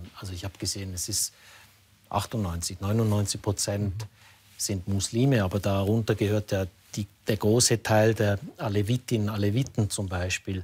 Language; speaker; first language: German; native; German